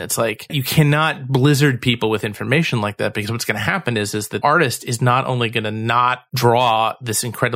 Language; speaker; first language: English; native; English